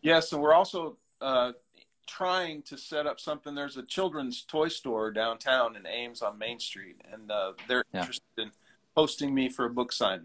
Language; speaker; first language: English; native; English